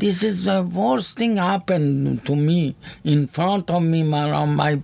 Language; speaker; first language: English; non-native, learner; Persian